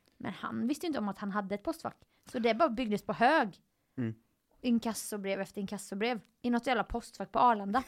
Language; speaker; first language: Swedish; native; Swedish